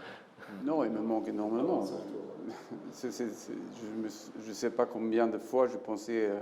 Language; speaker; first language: French; non-native, fluent; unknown